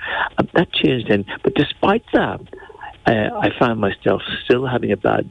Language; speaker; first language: English; native; English